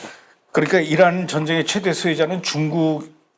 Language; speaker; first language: Korean; native; Korean